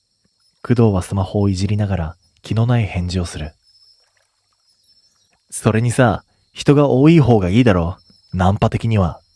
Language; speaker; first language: Japanese; native; Japanese